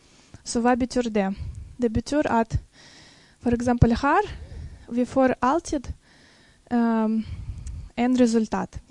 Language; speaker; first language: Norwegian; non-native, fluent; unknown